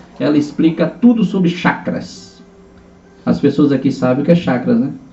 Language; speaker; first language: Portuguese; native; Portuguese